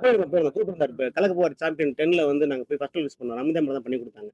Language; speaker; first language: Tamil; native; Tamil